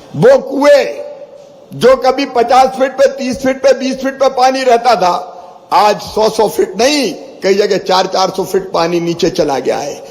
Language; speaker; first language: Hindi; native; Hindi